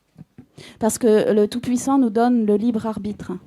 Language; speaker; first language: French; native; French